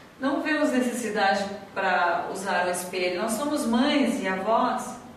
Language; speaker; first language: Portuguese; native; Portuguese